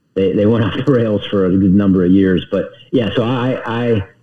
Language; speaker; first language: English; native; English